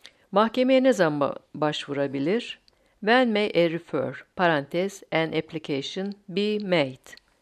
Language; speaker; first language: Turkish; native; Turkish